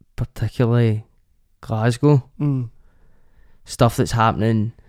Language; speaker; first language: English; native; English